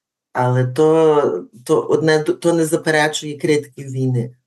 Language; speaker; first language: Ukrainian; early bilingual, heritage; Ukrainian